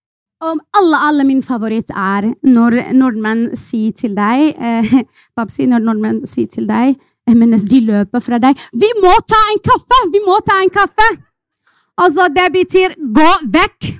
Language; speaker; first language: Norwegian; non-native, fluent; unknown